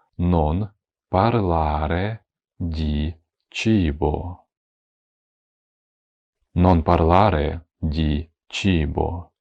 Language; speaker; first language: Italian; non-native, fluent; Ukrainian